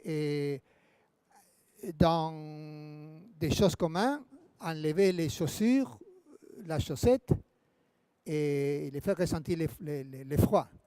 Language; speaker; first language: French; non-native, fluent; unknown